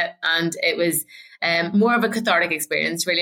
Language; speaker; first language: English; native; English